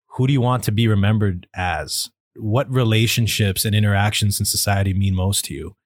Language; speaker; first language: English; native; English